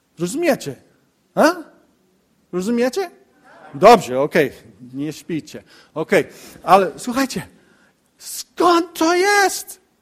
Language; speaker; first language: Polish; non-native, learner; English